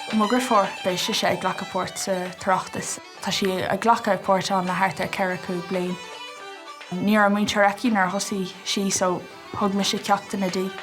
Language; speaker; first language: Irish; non-native, local second language; English